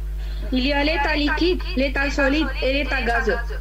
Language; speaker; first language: French; non-native, local second language; Arabic